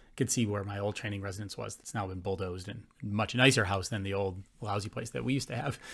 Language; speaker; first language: English; native; English